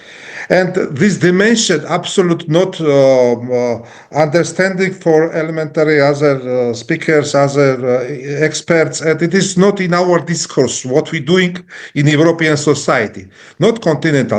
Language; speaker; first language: English; non-native, learner; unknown